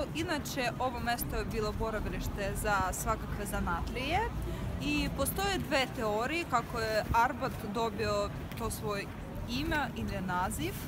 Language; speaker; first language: Bosnian; non-native, fluent; Russian